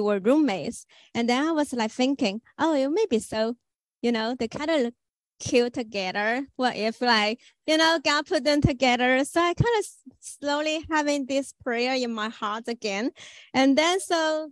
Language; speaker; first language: English; non-native, fluent; Chinese